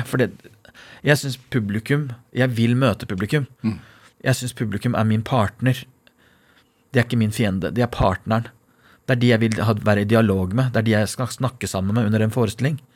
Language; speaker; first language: Norwegian; non-native, fluent; Persian